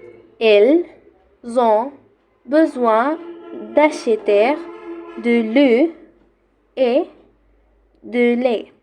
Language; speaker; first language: French; non-native, fluent; Bangla